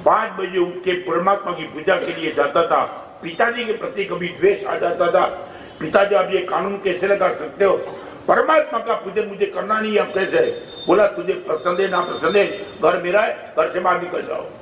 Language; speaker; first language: Hindi; non-native, local second language; Gujarati